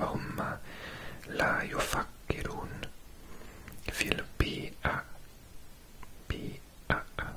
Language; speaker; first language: Arabic; non-native, learner; English